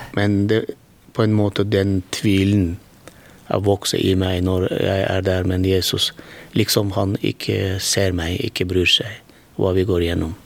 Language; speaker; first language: Norwegian; non-native, fluent; Turkmen